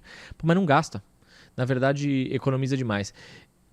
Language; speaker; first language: Portuguese; native; Portuguese